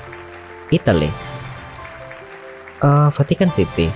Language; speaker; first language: English; non-native, learner; Indonesian